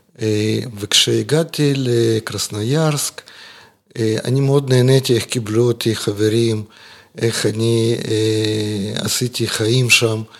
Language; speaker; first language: Hebrew; non-native, fluent; Russian